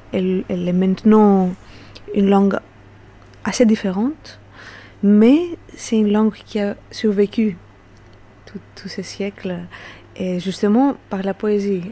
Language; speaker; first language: French; non-native, fluent; Greek